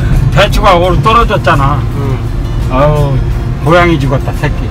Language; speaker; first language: Korean; native; Korean